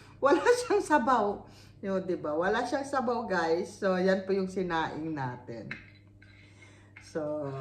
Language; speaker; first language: Filipino; non-native, local second language; Iloko